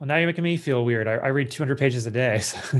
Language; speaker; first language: English; native; English